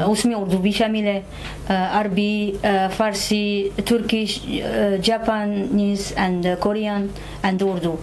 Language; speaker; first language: Hindi; non-native, fluent; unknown